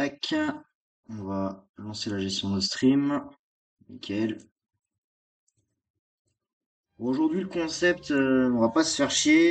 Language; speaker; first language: French; native; French